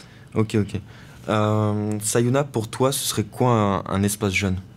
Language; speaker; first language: French; native; French